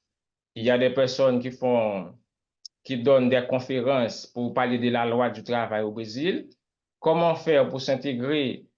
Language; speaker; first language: French; non-native, local second language; Haitian Creole